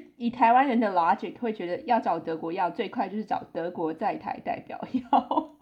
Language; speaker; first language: Chinese; native; Chinese